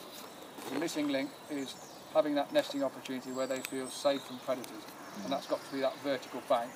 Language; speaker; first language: English; native; English